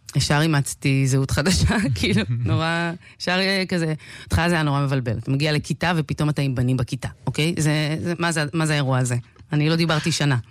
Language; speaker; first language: Hebrew; early bilingual, other home language; Amharic